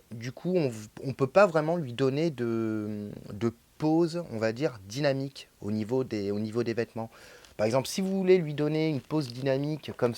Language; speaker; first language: French; native; French